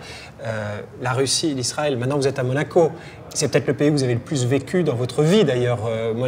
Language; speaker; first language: French; native; French